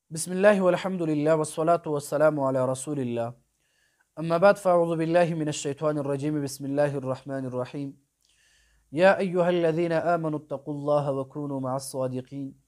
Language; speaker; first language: Urdu; non-native, local second language; Pashto